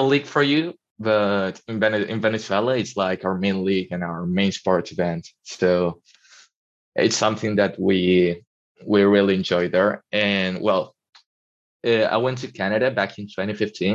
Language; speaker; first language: English; non-native, fluent; Spanish